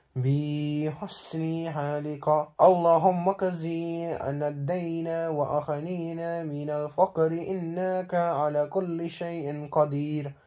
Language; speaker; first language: Arabic; non-native, learner; Urdu